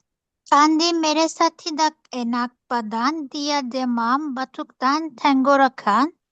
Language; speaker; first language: Indonesian; non-native, learner; Turkish